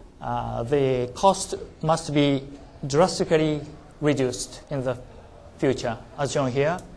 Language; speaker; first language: English; non-native, learner; Japanese